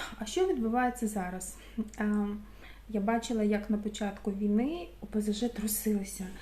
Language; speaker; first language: Ukrainian; non-native, local second language; Russian